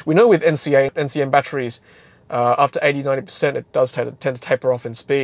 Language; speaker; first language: English; native; English